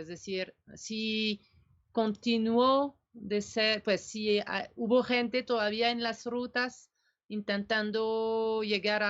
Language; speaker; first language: Spanish; non-native, fluent; French